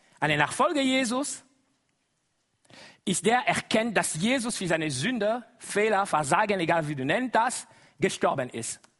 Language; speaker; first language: German; non-native, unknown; Lingala